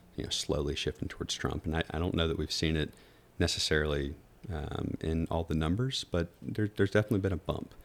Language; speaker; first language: English; native; English